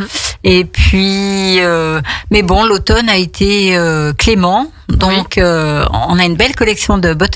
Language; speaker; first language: French; native; French